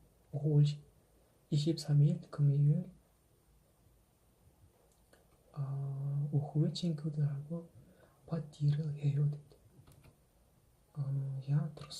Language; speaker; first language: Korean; non-native, fluent; Kazakh